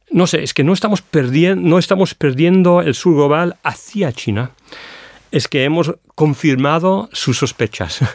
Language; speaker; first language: Spanish; non-native, fluent; English